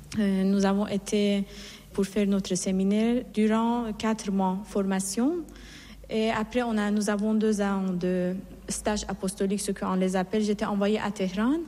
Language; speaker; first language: French; non-native, fluent; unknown